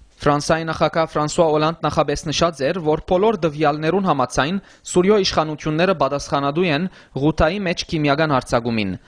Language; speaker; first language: Armenian; early bilingual, heritage; Armenian